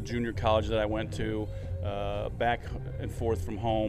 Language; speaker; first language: English; native; English